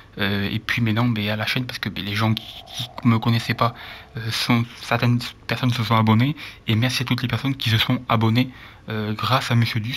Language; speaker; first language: French; native; French